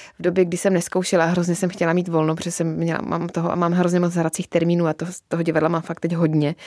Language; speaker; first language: Czech; native; Czech